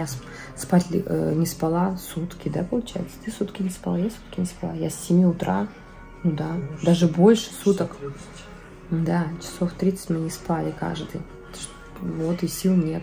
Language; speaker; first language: Russian; native; Russian